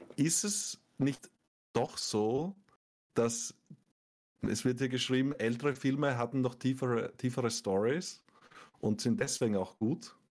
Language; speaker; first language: German; native; German